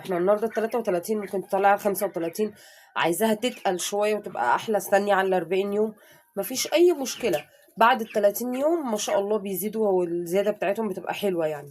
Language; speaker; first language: Arabic; native; Arabic